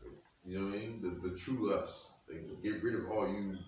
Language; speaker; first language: English; native; English